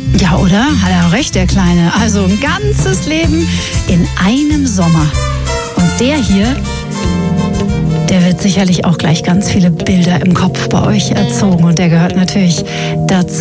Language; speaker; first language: German; native; German